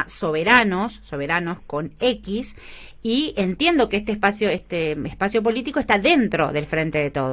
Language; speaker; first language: Spanish; native; Spanish